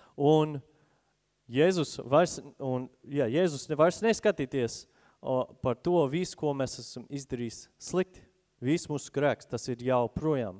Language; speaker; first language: Latvian; non-native, fluent; English